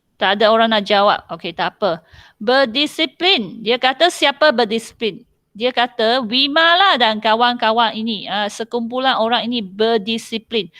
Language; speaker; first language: Malay; non-native, local second language; Chinese